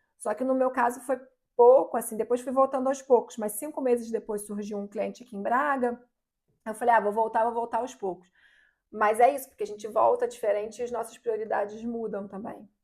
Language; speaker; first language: Portuguese; native; Portuguese